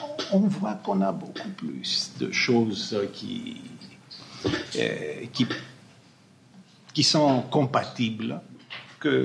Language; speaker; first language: French; non-native, fluent; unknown